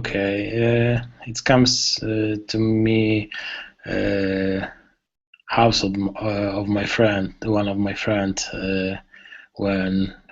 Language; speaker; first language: English; non-native, learner; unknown